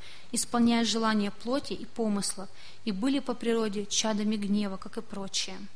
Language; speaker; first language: Russian; native; Russian